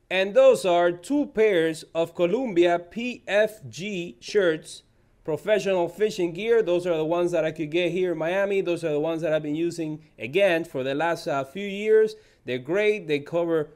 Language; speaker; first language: English; native; English